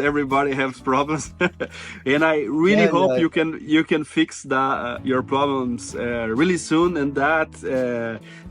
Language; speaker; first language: English; non-native, fluent; Portuguese